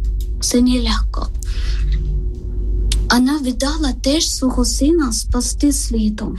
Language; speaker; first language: Ukrainian; non-native, learner; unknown